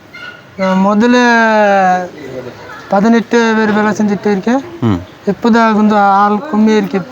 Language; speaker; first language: Tamil; non-native, local second language; Hindi